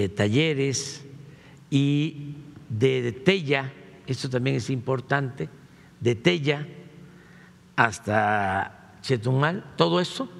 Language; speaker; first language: Spanish; native; Spanish